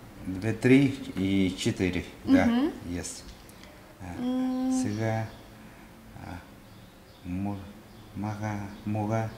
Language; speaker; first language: Bulgarian; non-native, learner; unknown